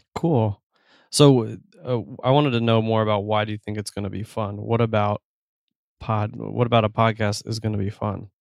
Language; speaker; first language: English; native; English